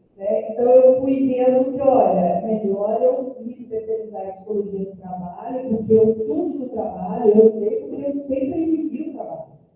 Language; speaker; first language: Portuguese; native; Portuguese